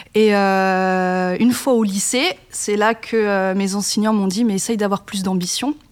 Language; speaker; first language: French; native; French